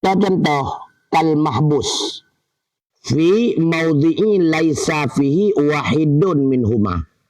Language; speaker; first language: Arabic; non-native, fluent; Achinese